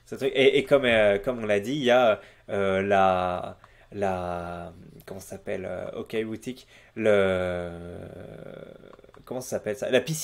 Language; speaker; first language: French; native; French